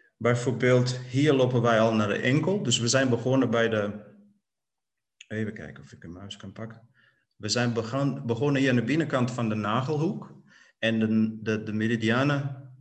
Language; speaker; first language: Dutch; non-native, fluent; Portuguese